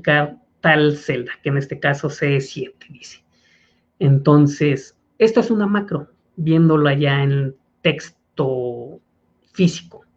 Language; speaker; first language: Spanish; native; Spanish